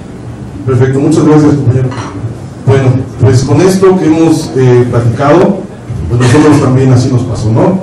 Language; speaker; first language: Spanish; native; Spanish